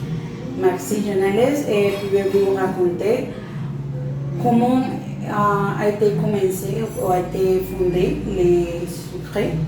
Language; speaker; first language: French; non-native, learner; Spanish